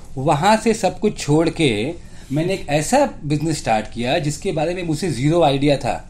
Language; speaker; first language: Hindi; native; Hindi